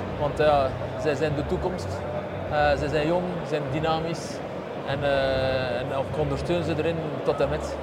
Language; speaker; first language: Dutch; non-native, local second language; French